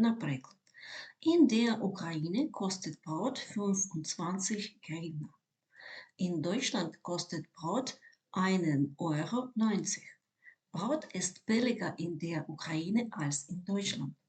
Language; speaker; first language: German; non-native, fluent; Ukrainian